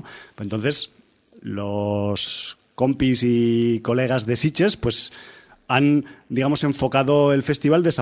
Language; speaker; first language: Spanish; native; Spanish